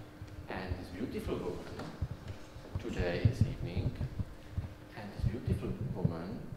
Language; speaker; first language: English; non-native, learner; Czech